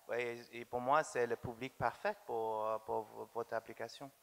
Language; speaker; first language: French; non-native, fluent; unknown